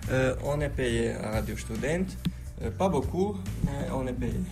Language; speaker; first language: French; non-native, fluent; Slovenian